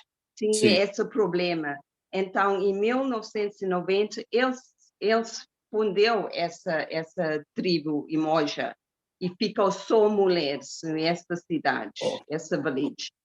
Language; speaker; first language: Portuguese; non-native, fluent; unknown